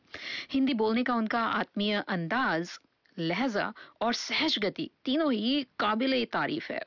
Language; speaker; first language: Hindi; native; Hindi